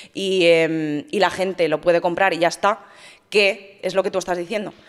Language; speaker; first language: Spanish; native; Spanish